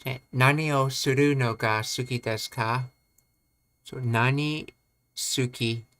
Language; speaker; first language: Japanese; non-native, learner; English